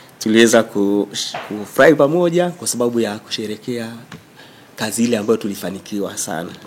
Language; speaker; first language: Swahili; non-native, local second language; Masai